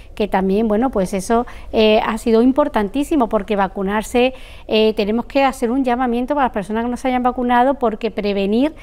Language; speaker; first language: Spanish; native; Spanish